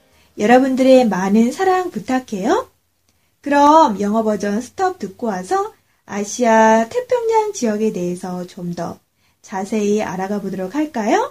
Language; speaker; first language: Korean; native; Korean